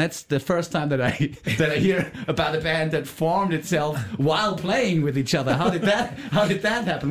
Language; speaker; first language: English; non-native, fluent; German